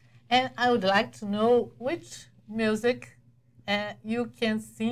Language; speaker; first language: English; non-native, learner; Portuguese